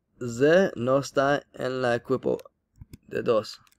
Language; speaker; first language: Spanish; non-native, learner; English